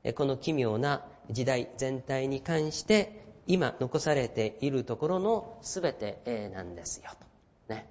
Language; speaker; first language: Japanese; native; Japanese